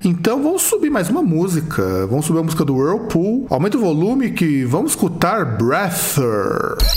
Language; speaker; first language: Portuguese; native; Portuguese